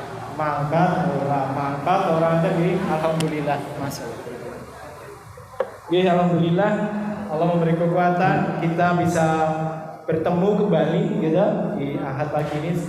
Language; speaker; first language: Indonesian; non-native, local second language; Javanese